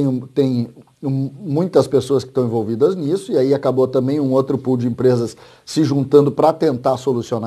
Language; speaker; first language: Portuguese; native; Portuguese